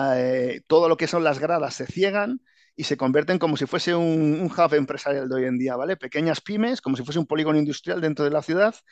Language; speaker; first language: Spanish; native; Spanish